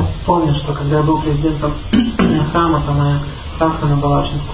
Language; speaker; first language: Russian; native; Russian